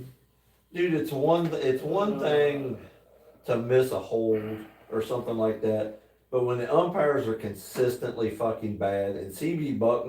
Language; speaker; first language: English; native; English